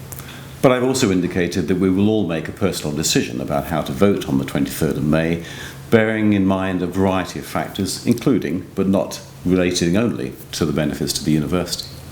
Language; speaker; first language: English; native; English